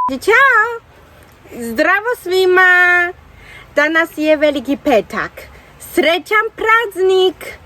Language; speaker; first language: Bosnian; non-native, learner; Chinese